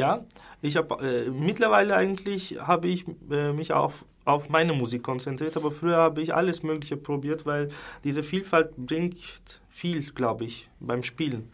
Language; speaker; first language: German; non-native, fluent; Turkish